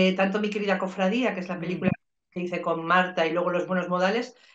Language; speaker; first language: Spanish; native; Spanish